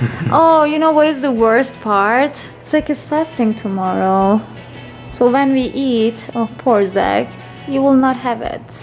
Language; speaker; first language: English; non-native, fluent; Turkish